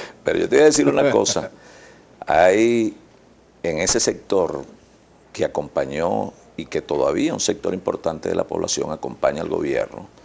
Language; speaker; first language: Spanish; native; Spanish